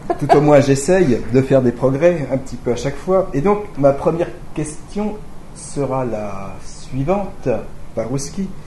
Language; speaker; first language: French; native; French